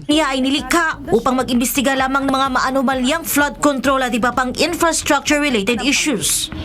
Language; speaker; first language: Filipino; native; Filipino